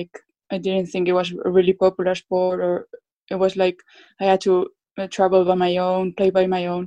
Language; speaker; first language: English; non-native, fluent; Spanish